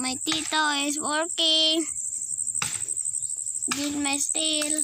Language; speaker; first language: English; non-native, learner; Filipino